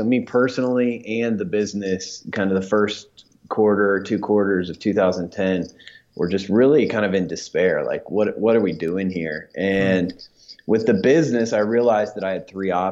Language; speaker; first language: English; native; English